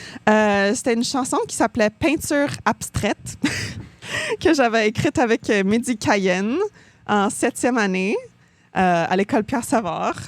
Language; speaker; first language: French; native; French